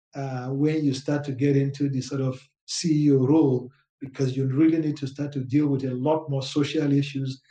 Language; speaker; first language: English; non-native, local second language; Yoruba